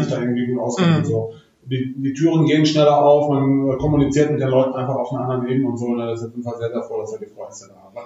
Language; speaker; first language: German; native; German